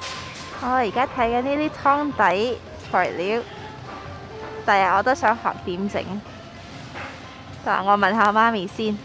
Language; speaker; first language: Cantonese; early bilingual, heritage; Cantonese